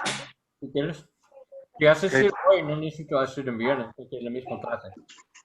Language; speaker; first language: Spanish; non-native, learner; English